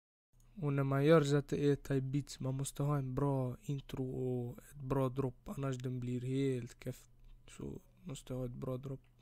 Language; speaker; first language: Swedish; early bilingual, other home language; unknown